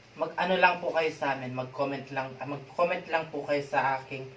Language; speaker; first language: Filipino; native; Filipino